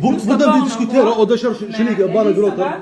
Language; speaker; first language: Norwegian; non-native, learner; Somali